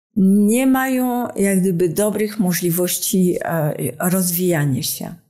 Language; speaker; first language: Polish; non-native, fluent; French